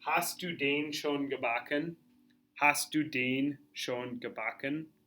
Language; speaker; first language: German; non-native, fluent; English